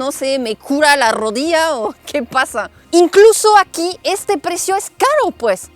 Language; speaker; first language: Spanish; non-native, fluent; French